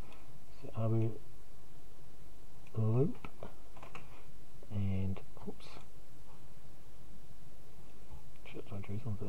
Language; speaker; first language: English; native; English